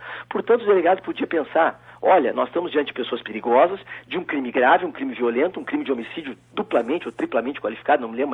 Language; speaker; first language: Portuguese; native; Portuguese